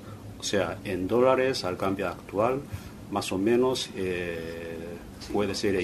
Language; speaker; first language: Spanish; non-native, fluent; Japanese